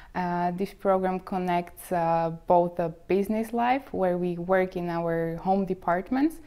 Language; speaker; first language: English; non-native, fluent; Slovak